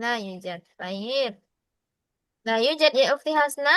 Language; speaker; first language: Arabic; non-native, fluent; Indonesian